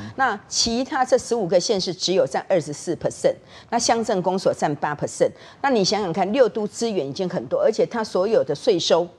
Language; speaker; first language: Chinese; native; Chinese